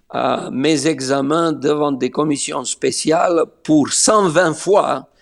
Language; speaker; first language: French; non-native, fluent; Serbian